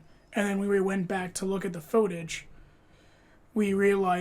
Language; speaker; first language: English; native; English